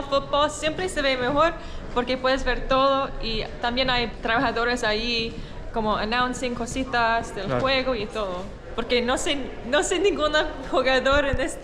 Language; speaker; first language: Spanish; non-native, learner; English